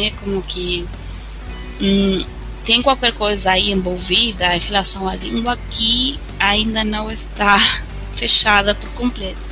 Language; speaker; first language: Portuguese; non-native, fluent; Spanish